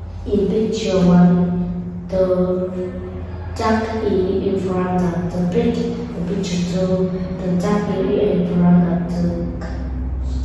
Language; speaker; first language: English; non-native, learner; Vietnamese